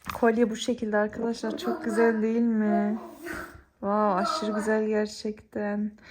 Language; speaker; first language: Turkish; early bilingual, heritage; Turkish